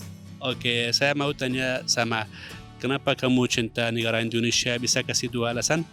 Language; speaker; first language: Indonesian; non-native, fluent; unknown